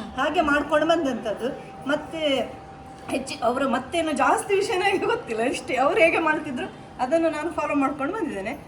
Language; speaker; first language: Kannada; non-native, local second language; Konkani